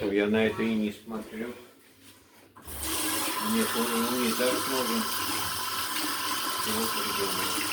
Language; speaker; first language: Russian; native; Russian